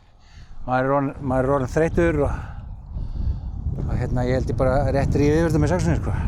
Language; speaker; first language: Icelandic; native; Icelandic